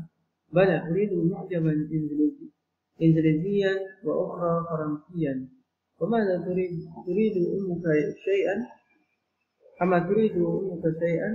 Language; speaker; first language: Arabic; non-native, fluent; Indonesian